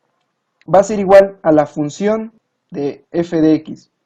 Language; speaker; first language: Spanish; native; Spanish